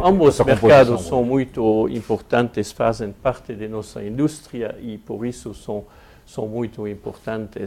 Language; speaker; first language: Portuguese; non-native, fluent; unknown